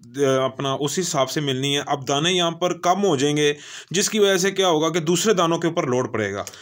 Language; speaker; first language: Urdu; non-native, local second language; Punjabi